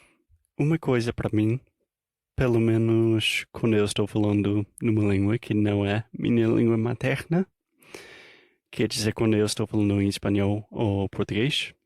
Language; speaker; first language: Portuguese; non-native, fluent; English